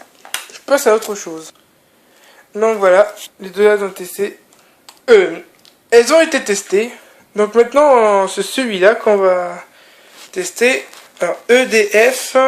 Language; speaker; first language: French; native; French